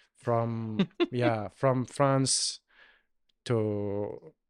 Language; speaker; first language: English; non-native, learner; Arabic